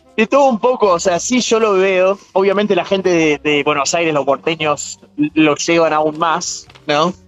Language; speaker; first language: Spanish; non-native, fluent; English